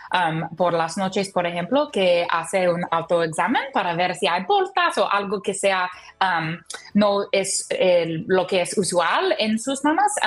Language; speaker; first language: Spanish; non-native, learner; English